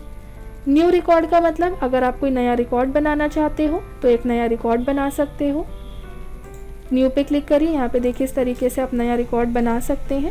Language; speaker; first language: Hindi; native; Hindi